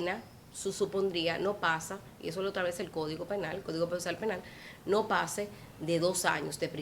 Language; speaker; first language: Spanish; native; Spanish